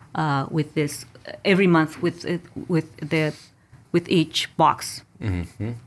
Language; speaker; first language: English; non-native, fluent; Spanish